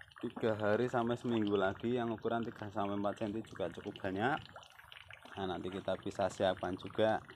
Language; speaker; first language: Indonesian; non-native, local second language; Javanese